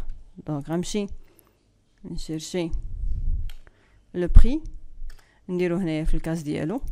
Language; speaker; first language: Arabic; native; Arabic